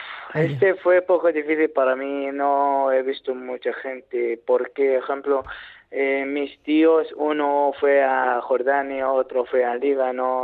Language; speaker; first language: Spanish; non-native, learner; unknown